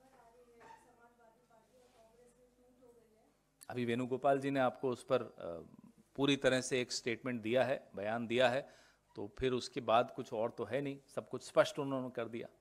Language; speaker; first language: Hindi; native; Hindi